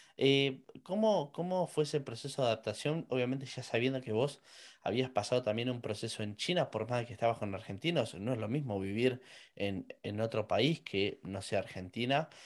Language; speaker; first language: Spanish; native; Spanish